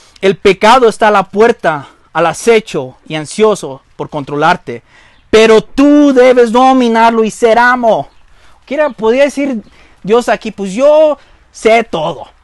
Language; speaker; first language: Spanish; early bilingual, heritage; Spanish